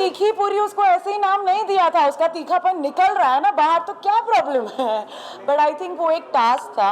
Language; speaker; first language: Hindi; native; Hindi